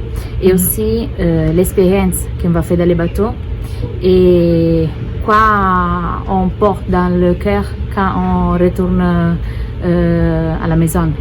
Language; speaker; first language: French; non-native, fluent; Italian